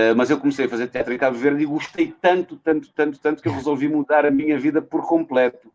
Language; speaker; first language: Portuguese; non-native, local second language; Kabuverdianu